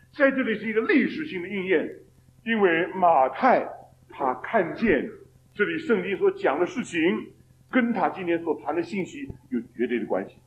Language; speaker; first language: Chinese; native; Chinese